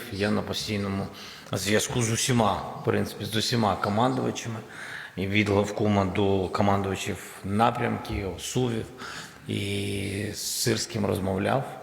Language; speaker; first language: Ukrainian; non-native, local second language; Russian